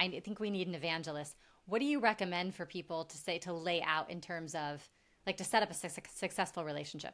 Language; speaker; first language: English; native; English